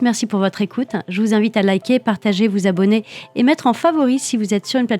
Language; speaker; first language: French; native; French